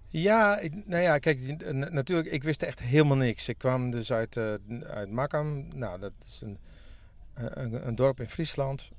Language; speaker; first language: Dutch; non-native, local second language; Western Frisian